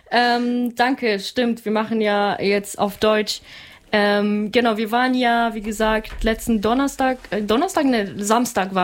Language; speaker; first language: German; non-native, fluent; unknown